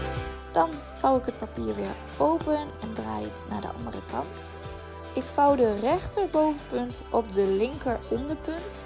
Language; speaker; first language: Dutch; native; Dutch